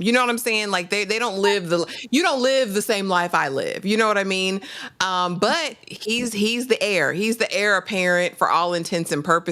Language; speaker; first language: English; native; English